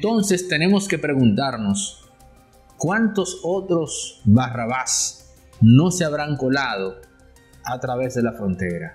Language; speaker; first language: Spanish; native; Spanish